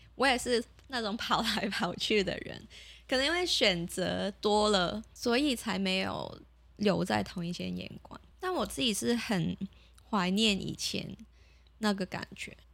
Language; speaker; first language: Chinese; non-native, local second language; Cantonese